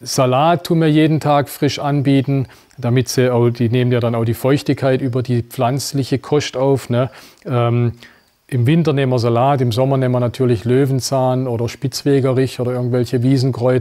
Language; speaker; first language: German; native; German